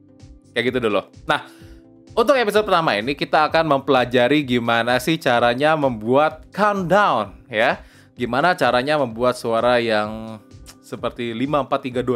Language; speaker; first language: Indonesian; native; Indonesian